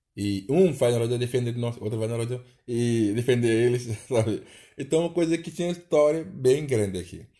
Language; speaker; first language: Portuguese; non-native, fluent; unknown